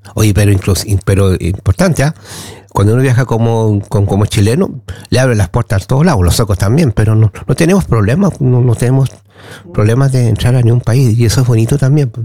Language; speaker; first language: Spanish; native; Spanish